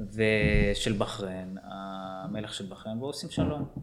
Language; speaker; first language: Hebrew; non-native, local second language; Arabic